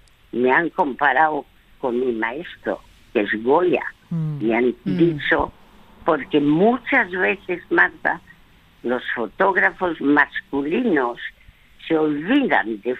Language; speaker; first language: Spanish; early bilingual, other home language; French